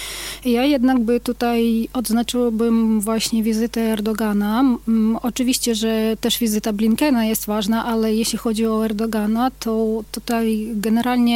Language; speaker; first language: Polish; non-native, fluent; Ukrainian